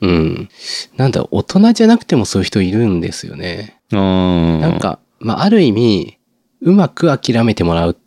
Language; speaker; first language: Japanese; native; Japanese